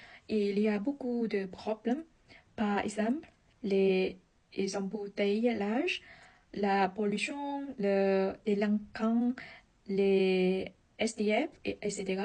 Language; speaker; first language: French; non-native, learner; Vietnamese